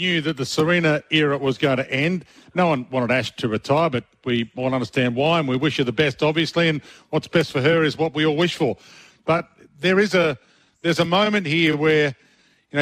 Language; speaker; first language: English; native; English